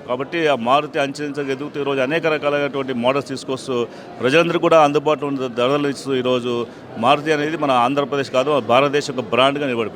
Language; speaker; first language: Telugu; native; Telugu